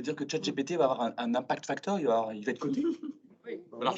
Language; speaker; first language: French; native; French